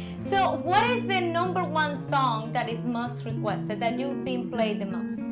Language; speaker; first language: English; non-native, fluent; Spanish